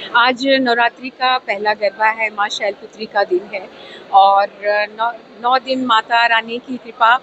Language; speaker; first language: Hindi; native; Hindi